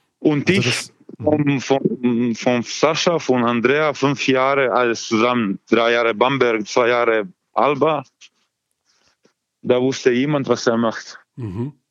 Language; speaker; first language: German; non-native, learner; Croatian